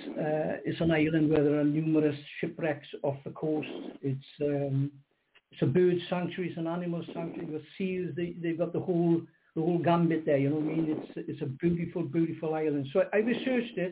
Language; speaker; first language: English; native; English